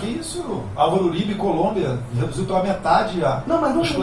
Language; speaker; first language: Portuguese; native; Portuguese